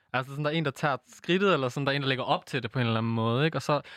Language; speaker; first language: Danish; native; Danish